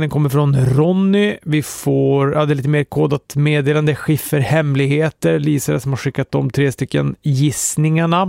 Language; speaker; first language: Swedish; native; Swedish